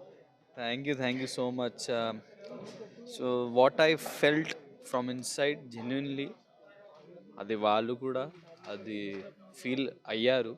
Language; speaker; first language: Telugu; non-native, local second language; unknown